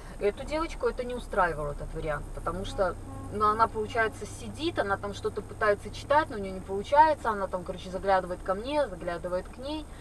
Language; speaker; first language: Russian; native; Russian